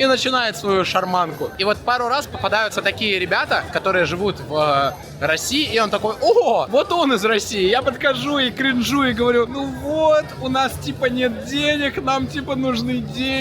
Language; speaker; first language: Russian; native; Russian